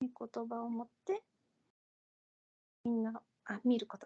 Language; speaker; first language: Japanese; non-native, fluent; Korean